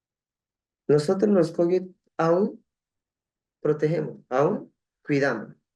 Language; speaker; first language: Spanish; non-native, local second language; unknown